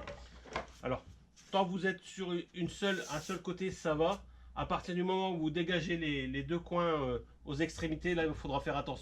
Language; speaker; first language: French; native; French